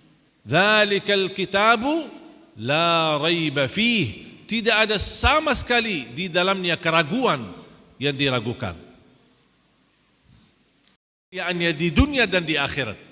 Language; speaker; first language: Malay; non-native, fluent; Arabic